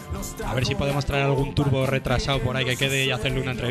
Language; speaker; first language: Spanish; native; Spanish